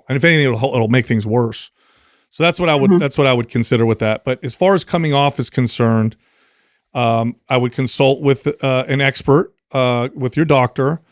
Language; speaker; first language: English; native; English